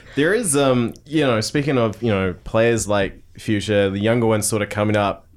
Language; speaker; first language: English; native; English